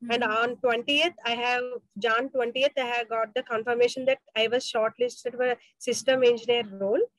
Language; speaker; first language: English; non-native, local second language; Telugu